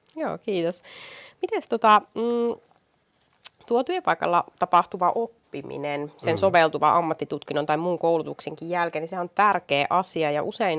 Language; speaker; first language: Finnish; native; Finnish